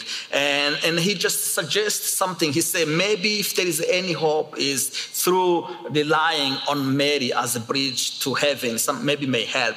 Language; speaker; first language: English; non-native, local second language; Kinyarwanda